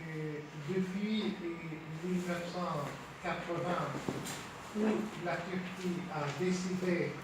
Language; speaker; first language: French; non-native, fluent; Turkish